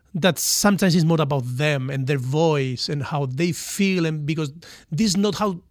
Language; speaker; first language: English; non-native, fluent; Spanish